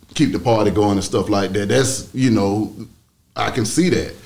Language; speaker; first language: English; native; English